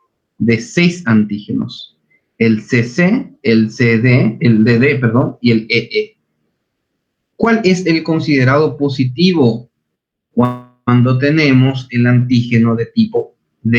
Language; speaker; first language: Spanish; native; Spanish